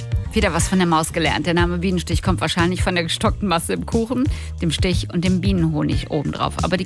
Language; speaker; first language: German; native; German